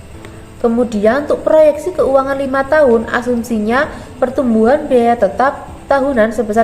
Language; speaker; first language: Indonesian; native; Indonesian